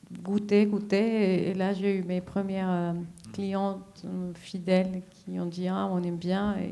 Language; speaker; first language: French; non-native, fluent; Spanish